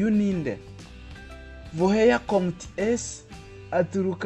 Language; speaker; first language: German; non-native, fluent; Kinyarwanda